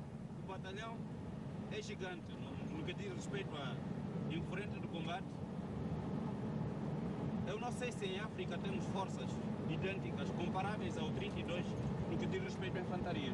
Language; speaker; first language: Portuguese; native; Portuguese